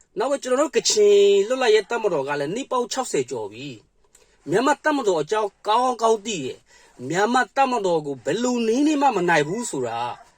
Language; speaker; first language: Burmese; non-native, local second language; Kachin